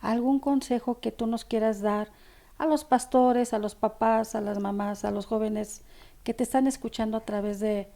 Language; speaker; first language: Spanish; native; Spanish